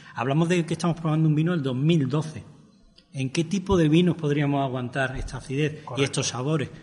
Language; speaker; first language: Spanish; native; Spanish